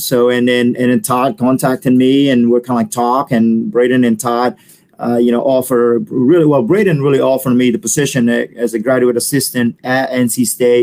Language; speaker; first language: English; non-native, fluent; Indonesian